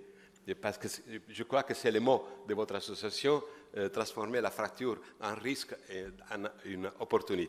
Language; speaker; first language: French; non-native, fluent; Italian